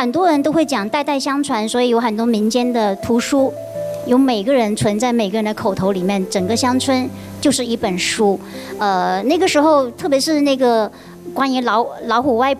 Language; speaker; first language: Chinese; non-native, local second language; Hakka Chinese